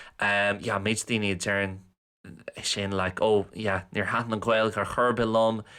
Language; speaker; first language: Irish; non-native, local second language; English